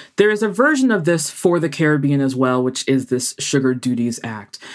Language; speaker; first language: English; native; English